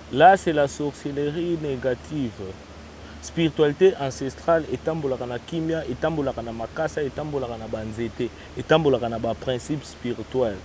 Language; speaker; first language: Lingala; non-native, local second language; Kongo